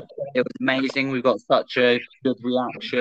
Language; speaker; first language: English; native; English